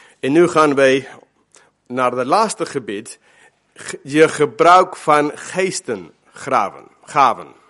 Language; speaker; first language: Dutch; non-native, fluent; Spanish